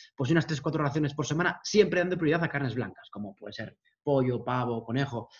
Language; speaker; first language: Spanish; native; Spanish